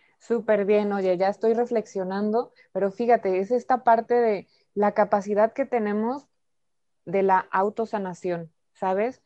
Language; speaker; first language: Spanish; native; Spanish